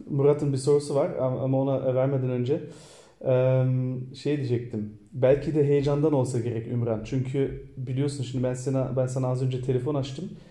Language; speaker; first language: Turkish; early bilingual, heritage; Turkish